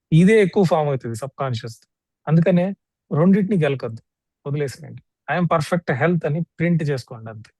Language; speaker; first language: Telugu; native; Telugu